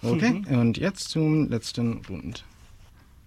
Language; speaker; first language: German; non-native, fluent; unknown